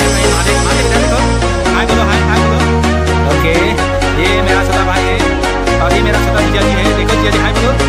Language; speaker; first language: Hindi; non-native, local second language; Karbi